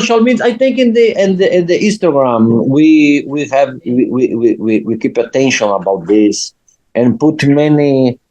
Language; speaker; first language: English; non-native, learner; Portuguese